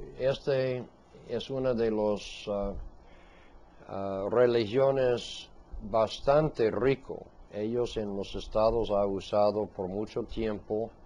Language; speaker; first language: Spanish; non-native, fluent; English